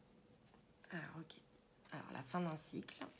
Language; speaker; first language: French; native; French